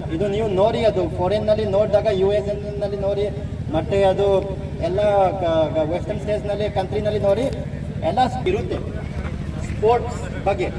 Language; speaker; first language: Kannada; non-native, fluent; Manipuri